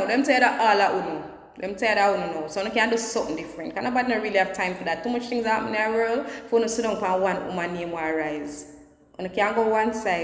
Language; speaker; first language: English; non-native, local second language; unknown